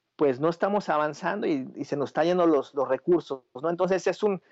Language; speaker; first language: Spanish; native; Spanish